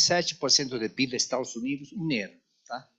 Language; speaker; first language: Portuguese; non-native, learner; Spanish